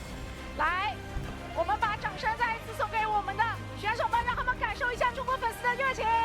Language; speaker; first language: Chinese; native; Chinese